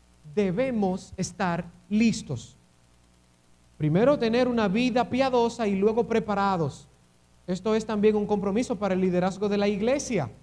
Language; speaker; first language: Spanish; native; Spanish